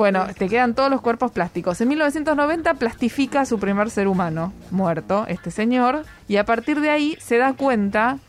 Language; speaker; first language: Spanish; native; Spanish